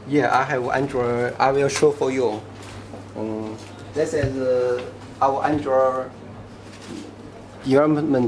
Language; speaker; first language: English; non-native, learner; Chinese